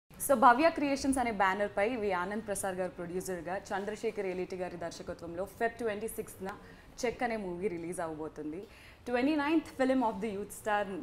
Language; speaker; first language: Telugu; native; Telugu